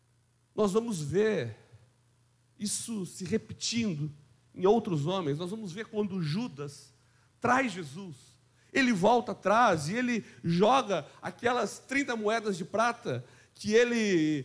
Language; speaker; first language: Portuguese; native; Portuguese